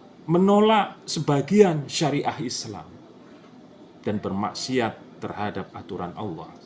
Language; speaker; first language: Indonesian; native; Indonesian